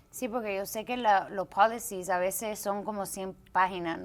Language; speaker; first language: Spanish; early bilingual, heritage; Spanish